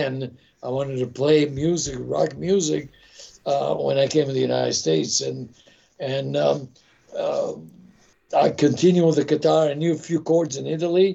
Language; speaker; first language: English; non-native, fluent; Italian